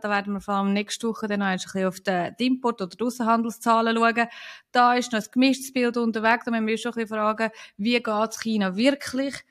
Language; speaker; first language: German; native; German